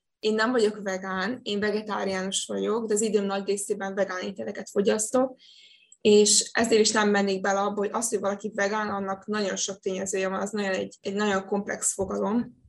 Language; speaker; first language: Hungarian; native; Hungarian